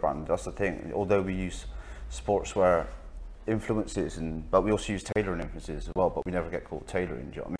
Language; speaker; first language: English; native; English